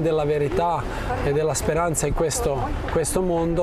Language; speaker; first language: Italian; non-native, fluent; Croatian